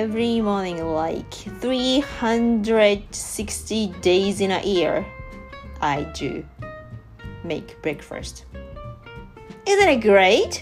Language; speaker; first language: English; non-native, learner; Japanese